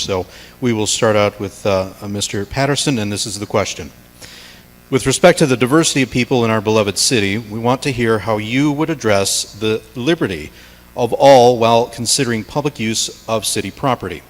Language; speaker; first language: English; native; English